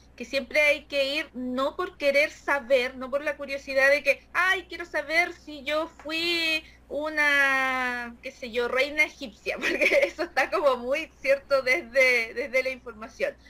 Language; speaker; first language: Spanish; native; Spanish